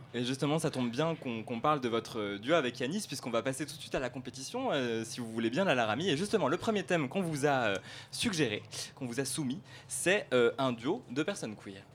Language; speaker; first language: French; native; French